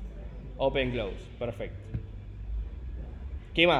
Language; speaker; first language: Spanish; native; Spanish